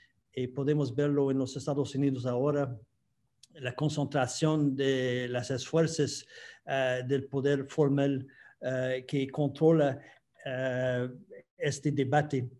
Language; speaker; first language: Spanish; non-native, fluent; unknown